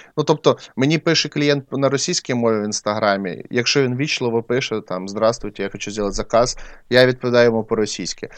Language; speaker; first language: Ukrainian; non-native, local second language; Russian